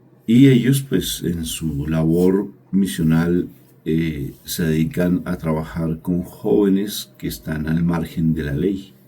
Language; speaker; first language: Spanish; native; Spanish